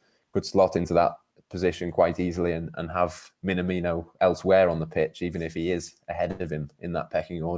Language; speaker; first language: English; native; English